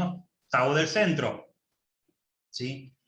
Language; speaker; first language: Spanish; native; Spanish